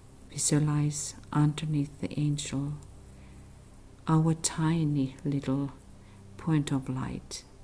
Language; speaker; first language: English; non-native, fluent; Finnish